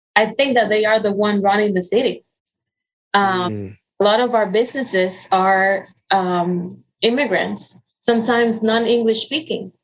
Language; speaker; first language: English; non-native, fluent; Spanish